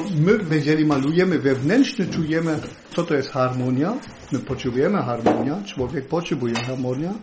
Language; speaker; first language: Polish; non-native, learner; German